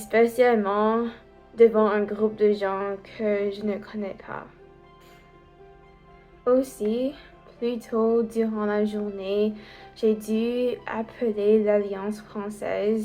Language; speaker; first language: French; non-native, learner; English